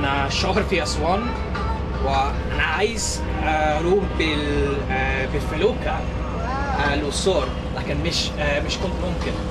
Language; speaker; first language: Arabic; non-native, learner; English